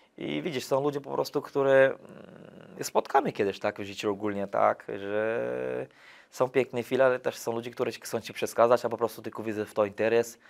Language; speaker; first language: Polish; non-native, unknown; Portuguese